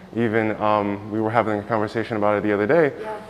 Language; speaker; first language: English; native; English